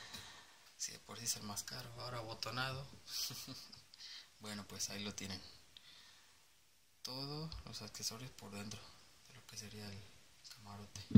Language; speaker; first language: Spanish; native; Spanish